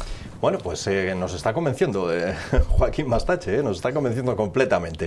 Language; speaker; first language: Spanish; native; Spanish